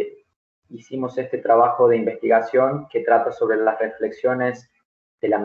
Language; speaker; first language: Spanish; native; Spanish